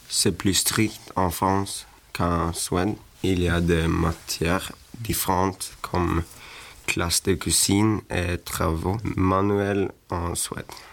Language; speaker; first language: French; non-native, learner; Swedish